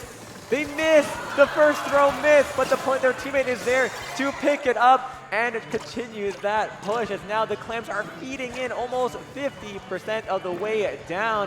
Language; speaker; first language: English; native; English